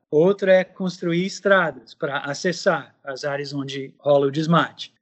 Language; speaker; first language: Portuguese; non-native, fluent; English